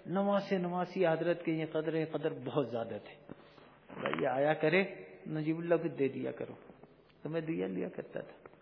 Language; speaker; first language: Urdu; native; Urdu